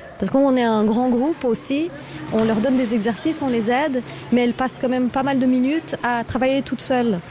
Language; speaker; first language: French; non-native, fluent; Portuguese